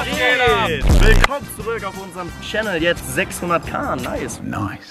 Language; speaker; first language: German; native; German